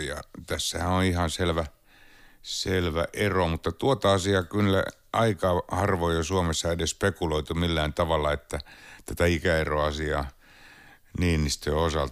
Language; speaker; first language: Finnish; native; Finnish